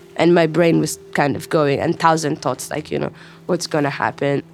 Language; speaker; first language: English; non-native, fluent; Somali